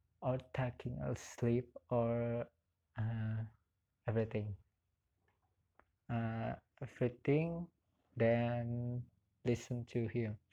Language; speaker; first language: English; non-native, learner; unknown